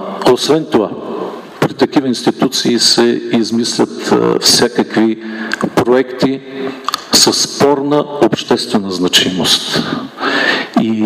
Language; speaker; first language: Bulgarian; native; Bulgarian